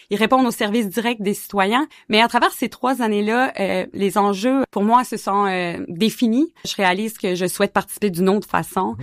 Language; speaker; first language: French; native; French